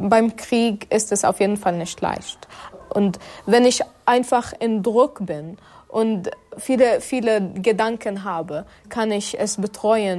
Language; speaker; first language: German; non-native, fluent; Arabic